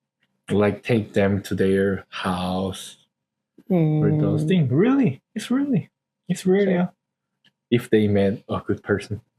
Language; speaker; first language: English; non-native, learner; Korean